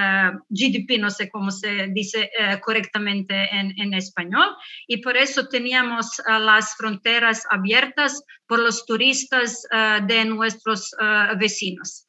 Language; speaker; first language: Spanish; non-native, learner; Croatian